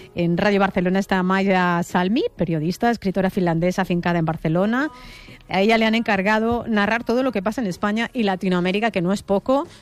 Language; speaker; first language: Spanish; native; Spanish